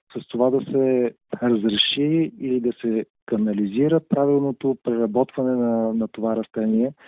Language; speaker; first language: Bulgarian; native; Bulgarian